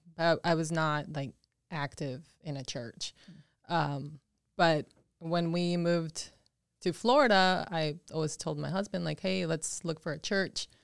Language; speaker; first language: English; early bilingual, other home language; Spanish